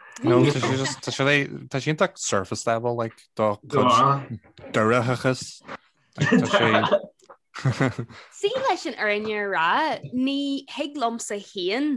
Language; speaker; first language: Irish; non-native, local second language; English